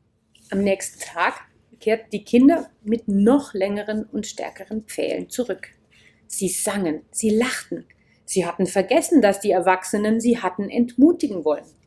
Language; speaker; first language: German; native; German